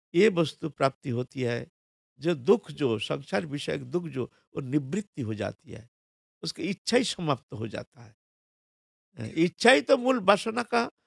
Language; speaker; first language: Hindi; non-native, local second language; Bangla